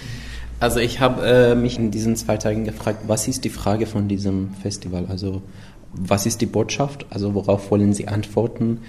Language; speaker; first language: German; non-native, fluent; Persian